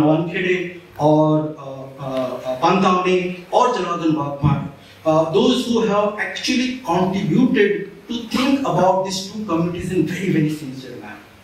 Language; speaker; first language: English; non-native, local second language; Marathi